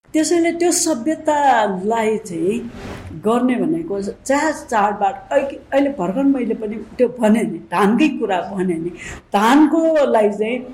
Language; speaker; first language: Nepali; non-native, local second language; Newari